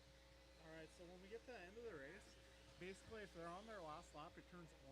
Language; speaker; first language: English; native; English